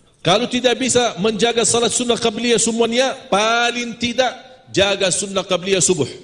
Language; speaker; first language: Malay; non-native, fluent; Arabic